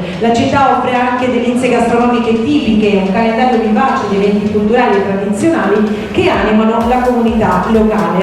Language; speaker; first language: Italian; native; Italian